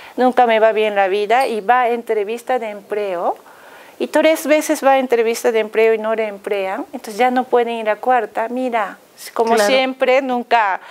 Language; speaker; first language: Spanish; non-native, fluent; Japanese